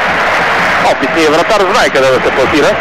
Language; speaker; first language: Bulgarian; native; Bulgarian